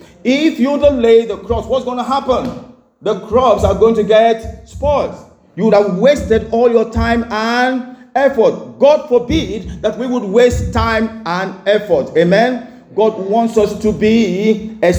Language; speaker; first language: English; non-native, local second language; Igbo